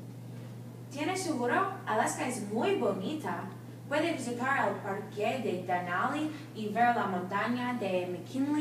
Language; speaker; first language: Spanish; non-native, learner; English